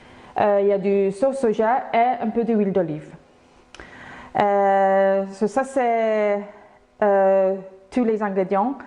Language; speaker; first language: French; non-native, fluent; English